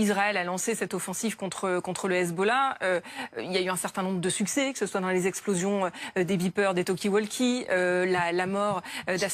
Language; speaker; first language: French; native; French